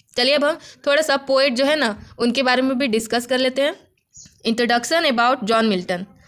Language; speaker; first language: Hindi; native; Hindi